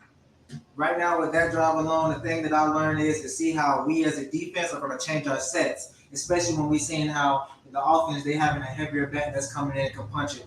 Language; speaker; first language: English; native; English